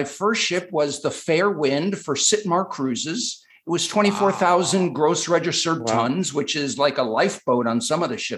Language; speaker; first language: English; native; English